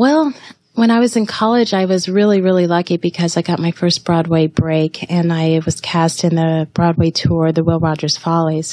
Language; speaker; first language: English; native; English